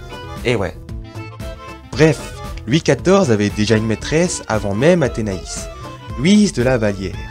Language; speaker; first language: French; native; French